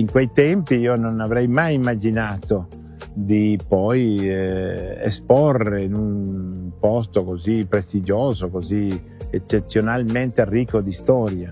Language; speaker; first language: Italian; non-native, fluent; Spanish